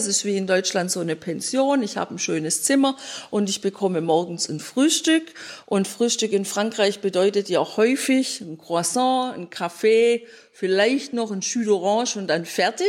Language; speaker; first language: German; native; German